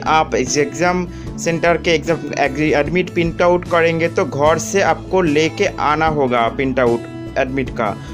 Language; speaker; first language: Hindi; non-native, local second language; Odia